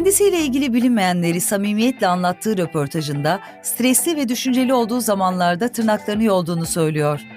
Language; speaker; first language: Turkish; native; Turkish